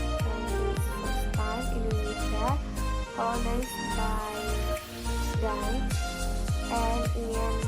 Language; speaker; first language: English; non-native, learner; Indonesian